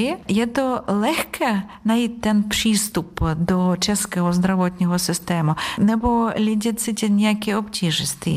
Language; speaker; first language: Czech; non-native, learner; Ukrainian